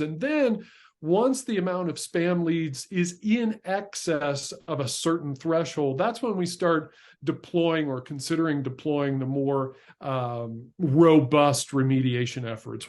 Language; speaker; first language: English; native; English